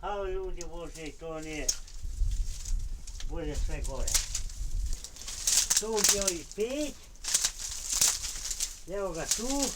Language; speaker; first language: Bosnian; non-native, local second language; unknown